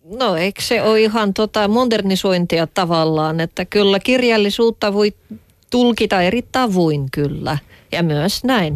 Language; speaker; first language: Finnish; non-native, fluent; Russian